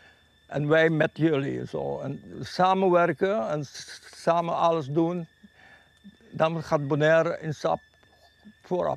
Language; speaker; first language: Dutch; non-native, local second language; Papiamento